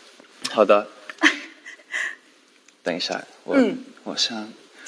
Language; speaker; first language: Chinese; non-native, learner; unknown